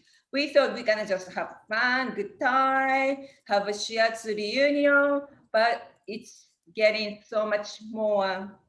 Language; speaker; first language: English; non-native, learner; Japanese